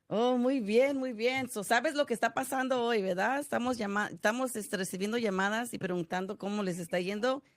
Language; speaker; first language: Spanish; early bilingual, heritage; Spanish